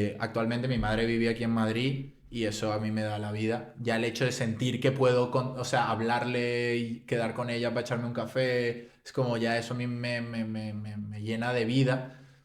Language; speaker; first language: Spanish; native; Spanish